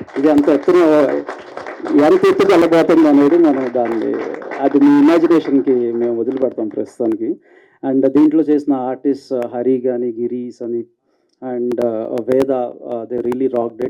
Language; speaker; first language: Telugu; native; Telugu